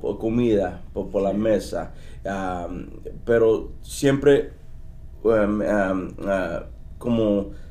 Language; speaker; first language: Spanish; early bilingual, heritage; Spanish